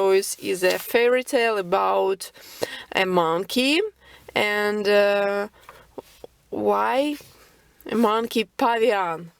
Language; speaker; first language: English; non-native, local second language; Russian